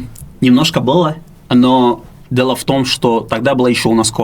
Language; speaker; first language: Russian; non-native, local second language; Uzbek